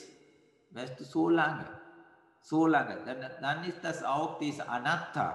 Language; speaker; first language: German; non-native, fluent; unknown